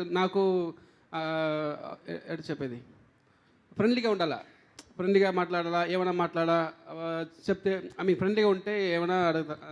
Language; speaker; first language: Telugu; non-native, learner; Tamil